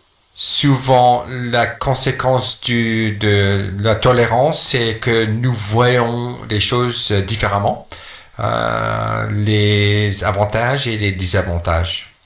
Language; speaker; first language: French; non-native, fluent; English